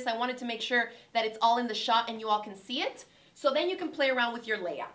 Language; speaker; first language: English; native; English